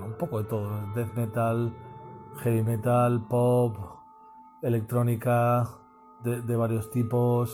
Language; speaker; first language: Spanish; native; Spanish